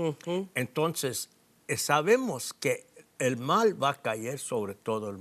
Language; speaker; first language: Spanish; non-native, fluent; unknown